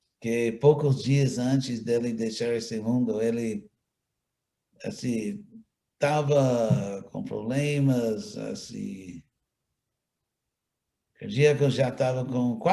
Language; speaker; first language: Portuguese; non-native, fluent; English